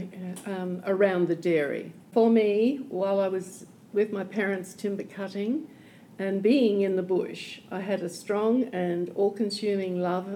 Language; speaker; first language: English; native; English